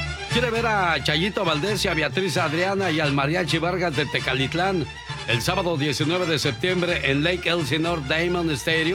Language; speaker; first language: Spanish; native; Spanish